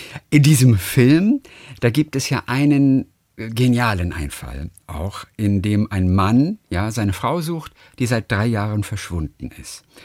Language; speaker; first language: German; native; German